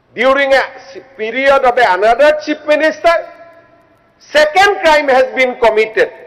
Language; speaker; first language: English; non-native, local second language; Assamese